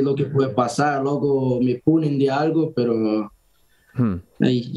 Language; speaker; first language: Spanish; non-native, fluent; Portuguese